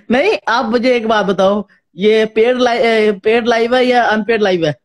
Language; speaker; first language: Hindi; native; Hindi